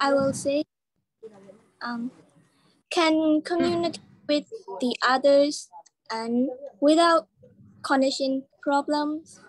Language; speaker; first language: English; non-native, learner; Burmese